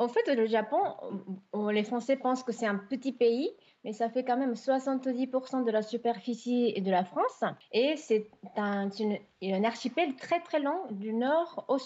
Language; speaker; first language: French; non-native, fluent; Japanese